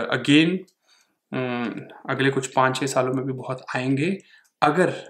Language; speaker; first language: Hindi; native; Hindi